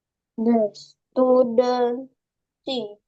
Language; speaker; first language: English; non-native, learner; Indonesian